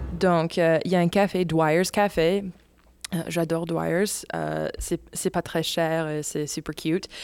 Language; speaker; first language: French; non-native, fluent; English